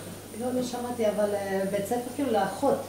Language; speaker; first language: Hebrew; native; Hebrew